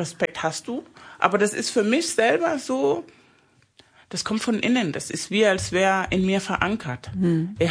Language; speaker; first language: German; non-native, fluent; Spanish